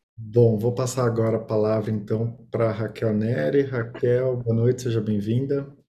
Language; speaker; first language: Portuguese; native; Portuguese